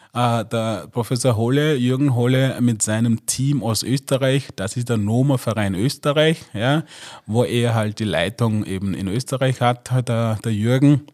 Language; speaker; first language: German; non-native, fluent; Mossi